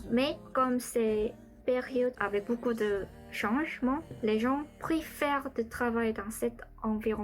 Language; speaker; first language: French; non-native, learner; Korean